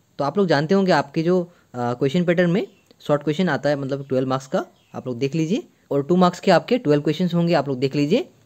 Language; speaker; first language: Hindi; non-native, local second language; Assamese